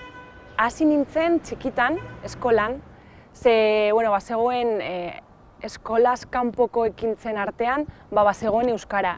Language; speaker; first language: Basque; non-native, local second language; Spanish